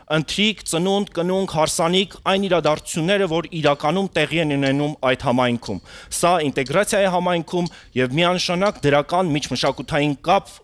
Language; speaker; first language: Armenian; native; Armenian